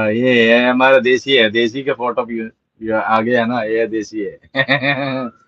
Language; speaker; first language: Hindi; non-native, local second language; Malayalam